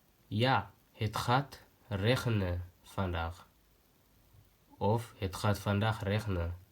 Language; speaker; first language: Dutch; non-native, learner; Tigrinya